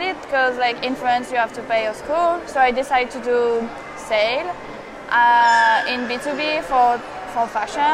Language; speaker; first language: English; non-native, fluent; French